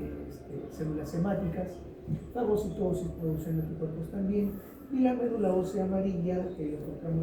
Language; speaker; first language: Spanish; native; Spanish